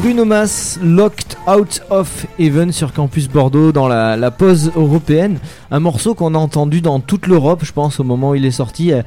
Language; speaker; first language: French; native; French